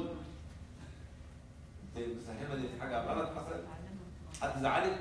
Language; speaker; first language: Arabic; native; Arabic